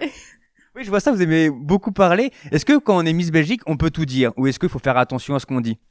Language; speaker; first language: French; native; French